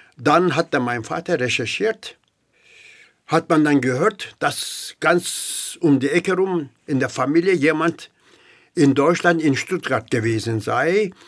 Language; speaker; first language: German; non-native, fluent; Turkish